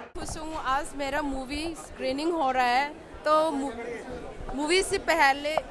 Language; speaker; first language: Hindi; non-native, local second language; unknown